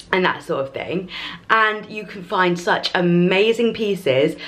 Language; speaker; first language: English; native; English